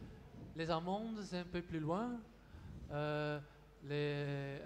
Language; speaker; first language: French; non-native, local second language; Dutch